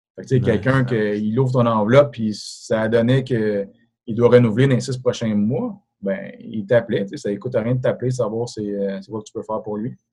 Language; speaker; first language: French; native; French